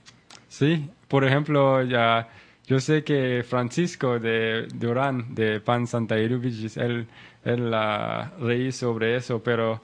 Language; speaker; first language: Spanish; non-native, learner; English